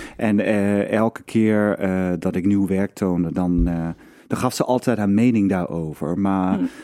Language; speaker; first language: Dutch; non-native, fluent; Danish